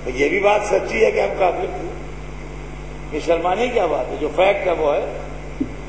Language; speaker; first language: Urdu; native; Urdu